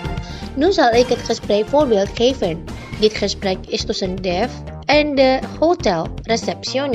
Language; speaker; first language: Dutch; non-native, learner; Indonesian